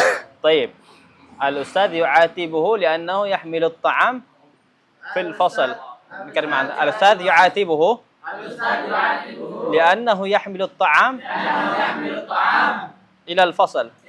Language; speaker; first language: Arabic; non-native, fluent; Indonesian